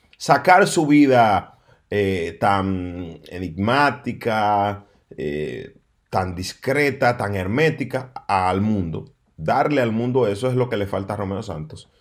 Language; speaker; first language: Spanish; native; Spanish